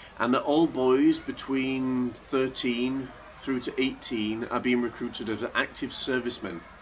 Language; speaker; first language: English; native; English